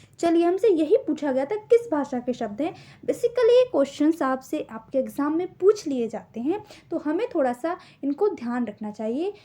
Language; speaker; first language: Hindi; native; Hindi